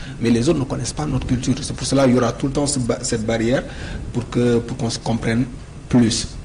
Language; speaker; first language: French; non-native, local second language; Wolof